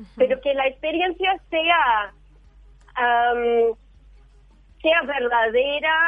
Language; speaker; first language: Spanish; non-native, fluent; English